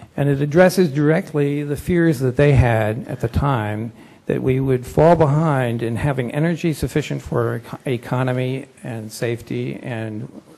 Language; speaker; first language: English; native; English